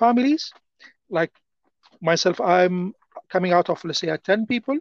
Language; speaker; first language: English; non-native, fluent; Arabic